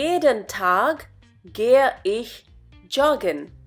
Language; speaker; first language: German; non-native, fluent; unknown